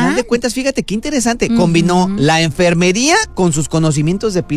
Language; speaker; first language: Spanish; native; Spanish